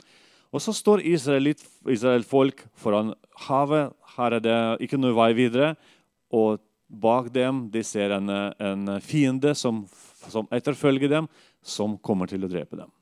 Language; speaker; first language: Norwegian; non-native, fluent; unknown